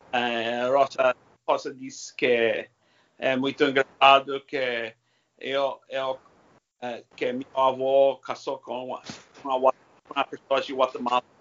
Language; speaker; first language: Portuguese; non-native, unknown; English